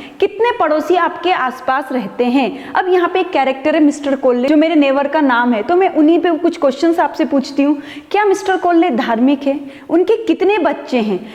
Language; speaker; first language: Hindi; non-native, local second language; Marathi